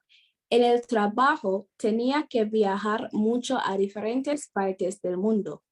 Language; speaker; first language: Spanish; non-native, fluent; English